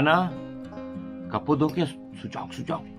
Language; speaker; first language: Turkish; non-native, learner; Hindi